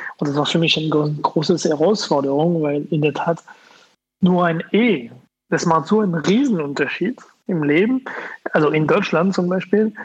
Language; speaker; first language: German; non-native, fluent; French